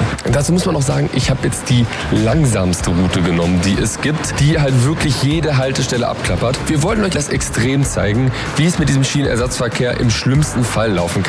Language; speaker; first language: German; native; German